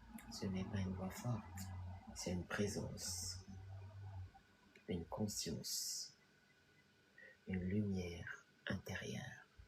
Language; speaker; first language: French; native; French